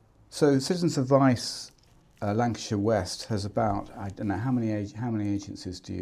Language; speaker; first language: English; native; English